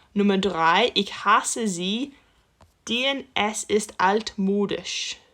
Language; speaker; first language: German; non-native, fluent; English